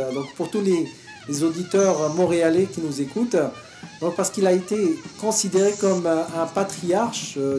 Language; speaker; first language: French; native; French